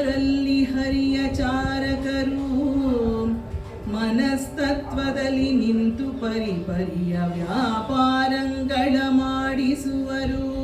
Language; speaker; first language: Kannada; native; Kannada